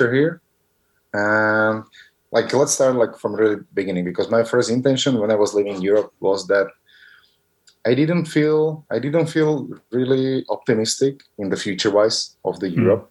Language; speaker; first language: English; non-native, fluent; Slovak